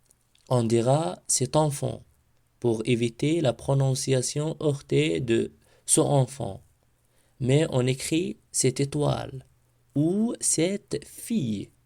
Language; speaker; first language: French; non-native, local second language; Arabic